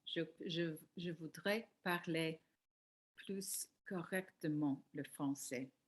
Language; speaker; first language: French; non-native, learner; English